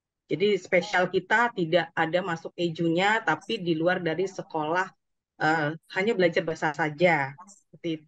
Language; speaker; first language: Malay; non-native, fluent; Japanese